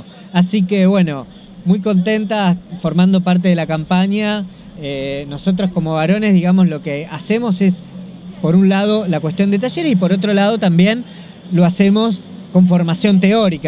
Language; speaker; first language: Spanish; native; Spanish